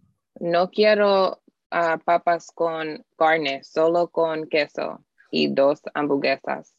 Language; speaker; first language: Spanish; non-native, learner; English